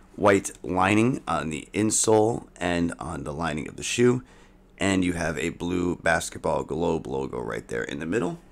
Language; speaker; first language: English; native; English